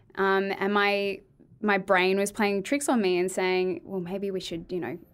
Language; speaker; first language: English; native; English